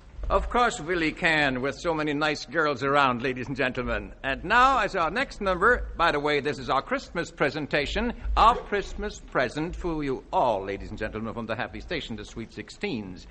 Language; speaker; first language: English; non-native, fluent; Dutch